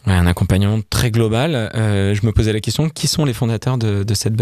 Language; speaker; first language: French; native; French